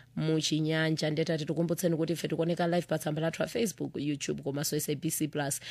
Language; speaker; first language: Nyanja; native; Nyanja